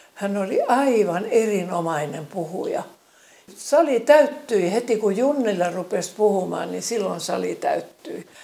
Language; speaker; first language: Finnish; early bilingual, other home language; Estonian